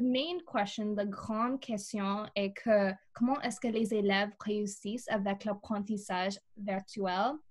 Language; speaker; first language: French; non-native, learner; English